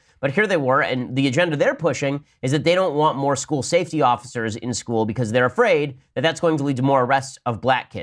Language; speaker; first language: English; native; English